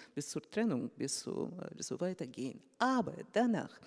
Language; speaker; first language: German; non-native, fluent; Russian